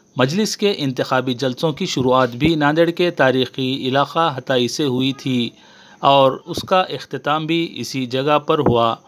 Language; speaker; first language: Urdu; native; Urdu